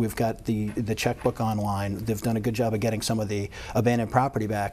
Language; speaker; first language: English; native; English